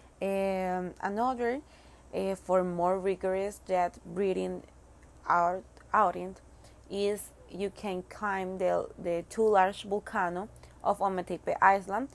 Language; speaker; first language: English; non-native, learner; Spanish